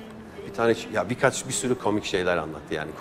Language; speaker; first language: Turkish; non-native, fluent; English